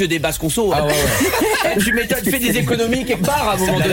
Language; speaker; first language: French; native; French